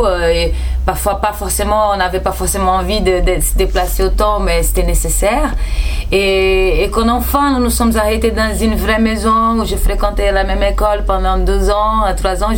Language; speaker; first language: French; non-native, fluent; Portuguese